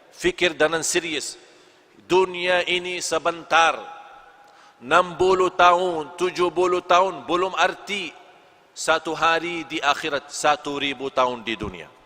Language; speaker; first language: Indonesian; non-native, fluent; Arabic